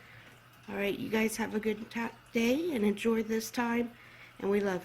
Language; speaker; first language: English; native; English